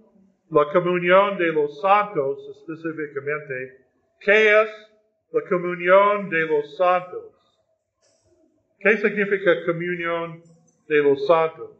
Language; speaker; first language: Spanish; non-native, fluent; English